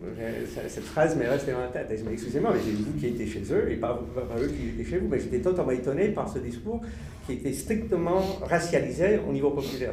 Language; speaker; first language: French; non-native, fluent; English